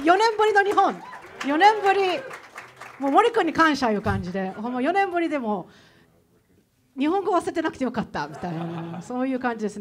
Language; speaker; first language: Japanese; native; Japanese